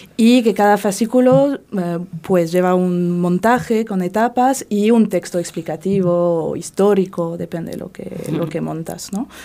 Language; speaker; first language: Spanish; non-native, fluent; French